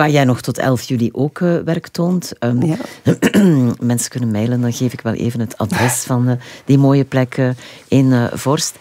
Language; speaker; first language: Dutch; native; Dutch